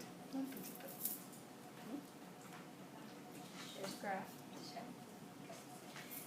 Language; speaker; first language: French; non-native, learner; English